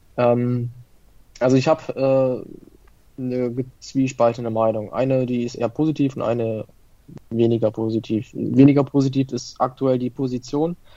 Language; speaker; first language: German; early bilingual, other home language; Italian